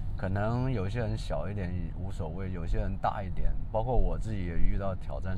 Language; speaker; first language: Chinese; native; Chinese